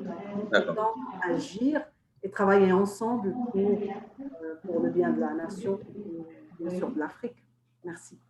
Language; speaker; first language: French; non-native, local second language; Arabic